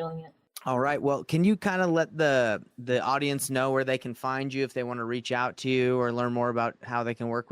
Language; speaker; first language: English; native; English